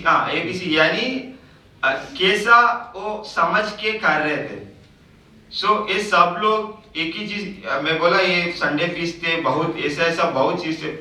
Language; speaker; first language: Hindi; non-native, local second language; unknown